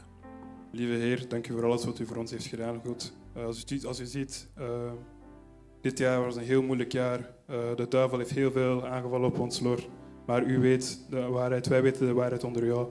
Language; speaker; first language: Dutch; non-native, local second language; French